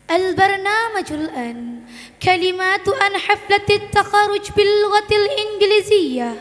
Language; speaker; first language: Arabic; non-native, learner; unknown